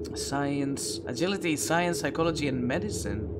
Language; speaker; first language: English; non-native, fluent; Greek